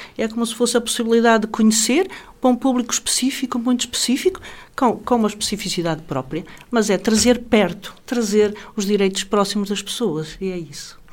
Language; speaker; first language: Portuguese; native; Portuguese